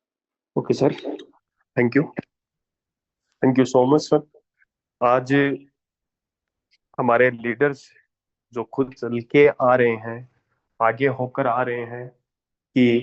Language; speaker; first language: Hindi; native; Hindi